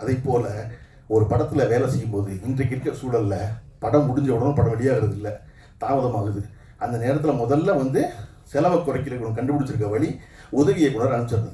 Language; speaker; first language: Tamil; native; Tamil